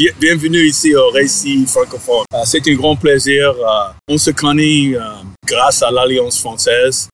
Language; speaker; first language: French; non-native, fluent; English